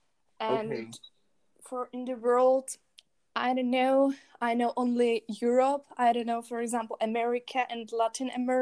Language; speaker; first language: English; non-native, learner; Czech